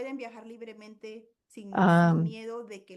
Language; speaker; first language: Spanish; native; Spanish